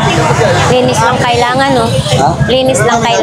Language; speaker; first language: Filipino; native; Filipino